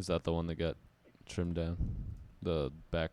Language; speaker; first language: English; native; English